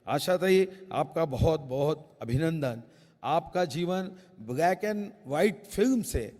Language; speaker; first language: Hindi; non-native, local second language; Marathi